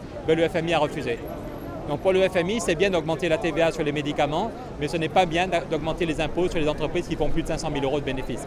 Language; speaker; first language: French; native; French